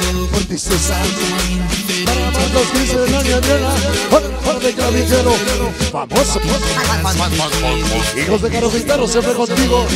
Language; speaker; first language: Spanish; native; Spanish